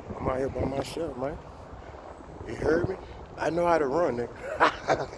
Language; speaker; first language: English; native; English